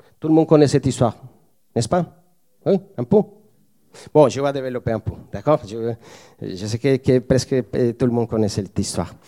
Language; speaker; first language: French; non-native, fluent; Spanish